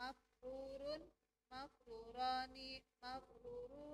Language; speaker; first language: Arabic; non-native, learner; Indonesian